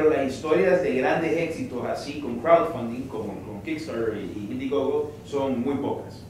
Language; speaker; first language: Spanish; native; Spanish